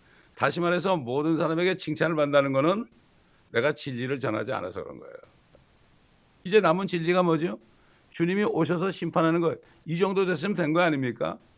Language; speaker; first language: Korean; native; Korean